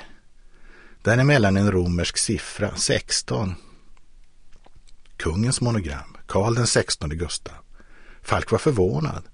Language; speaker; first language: Swedish; native; Swedish